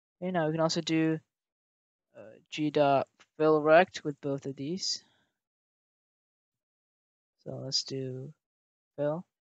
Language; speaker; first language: English; native; English